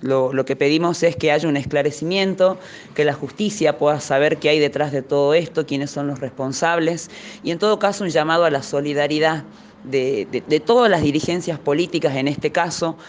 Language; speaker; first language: Spanish; native; Spanish